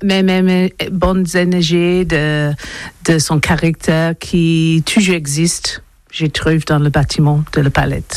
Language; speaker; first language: French; non-native, learner; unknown